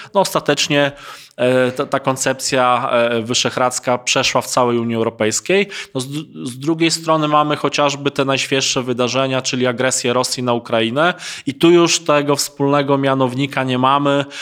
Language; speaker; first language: Polish; native; Polish